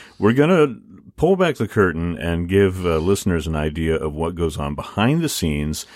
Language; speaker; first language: English; native; English